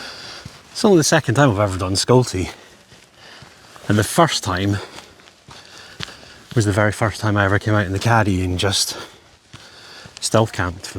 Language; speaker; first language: English; native; English